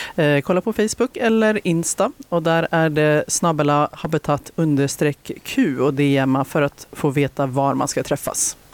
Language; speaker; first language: Swedish; native; Swedish